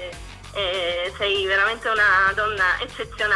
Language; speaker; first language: Italian; native; Italian